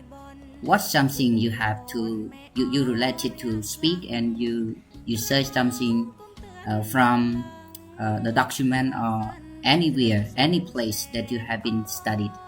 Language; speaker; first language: English; non-native, learner; Khmer